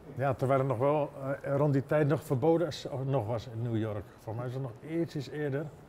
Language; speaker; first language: Dutch; early bilingual, other home language; English